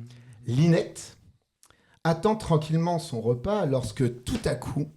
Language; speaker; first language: French; native; French